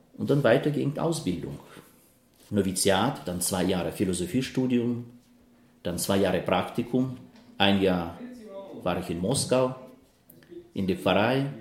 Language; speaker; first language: German; non-native, fluent; Russian